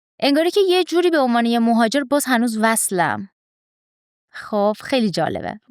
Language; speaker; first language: Persian; native; Persian